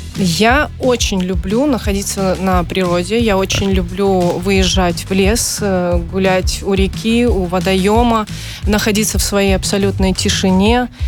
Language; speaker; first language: Russian; native; Russian